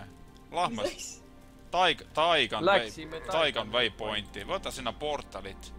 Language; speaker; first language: Finnish; non-native, learner; Estonian